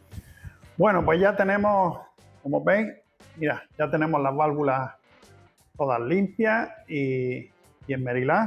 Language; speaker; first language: Spanish; native; Spanish